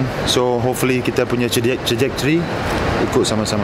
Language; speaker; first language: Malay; non-native, fluent; English